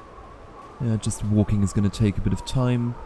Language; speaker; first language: English; native; English